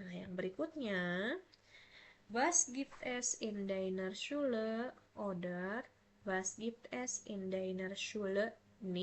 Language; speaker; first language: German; non-native, fluent; Indonesian